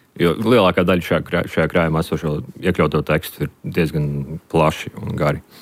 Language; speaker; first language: Latvian; native; Latvian